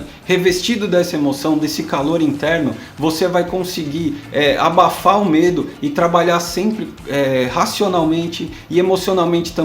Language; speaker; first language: Portuguese; native; Portuguese